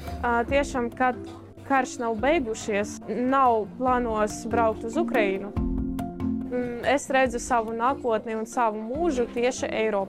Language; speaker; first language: Latvian; early bilingual, other home language; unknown